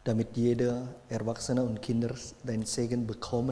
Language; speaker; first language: German; non-native, fluent; Indonesian